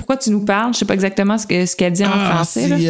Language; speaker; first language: French; native; French